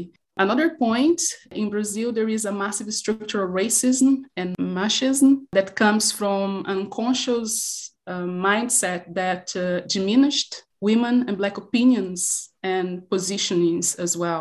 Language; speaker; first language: English; non-native, fluent; Portuguese